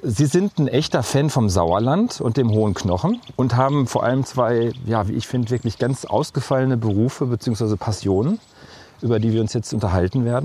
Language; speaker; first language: German; native; German